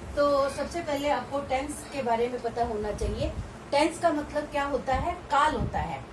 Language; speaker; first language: Hindi; native; Hindi